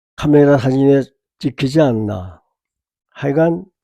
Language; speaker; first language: Korean; native; Korean